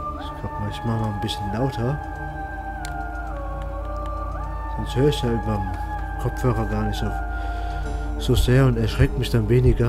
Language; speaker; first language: German; native; German